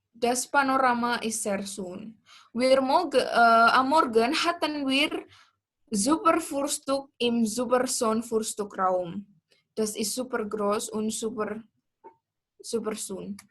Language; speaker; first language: German; non-native, learner; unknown